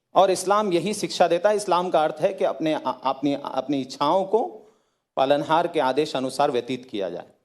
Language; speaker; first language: Hindi; native; Hindi